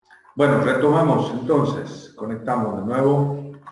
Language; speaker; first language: Spanish; native; Spanish